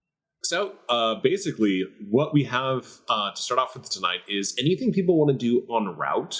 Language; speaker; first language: English; native; English